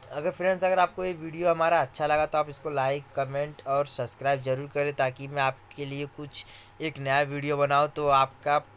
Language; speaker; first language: Hindi; native; Hindi